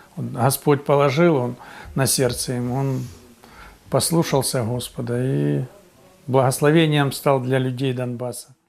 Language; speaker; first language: Russian; native; Russian